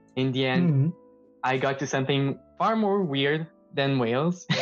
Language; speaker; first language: English; non-native, fluent; Portuguese